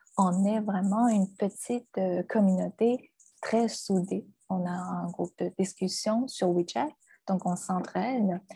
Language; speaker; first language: French; non-native, fluent; Chinese